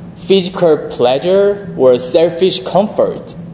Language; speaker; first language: English; non-native, fluent; Korean